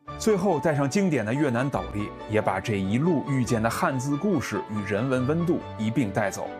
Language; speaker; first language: Chinese; native; Chinese